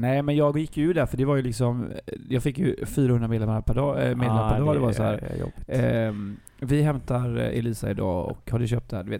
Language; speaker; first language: Swedish; native; Swedish